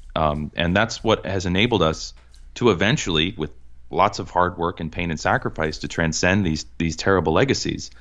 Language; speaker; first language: English; native; English